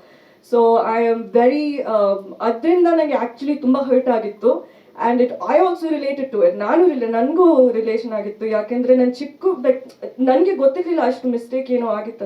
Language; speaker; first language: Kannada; early bilingual, heritage; Kannada